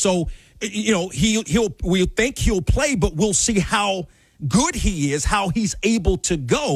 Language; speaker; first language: English; native; English